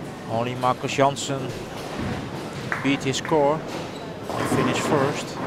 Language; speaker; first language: English; non-native, fluent; Dutch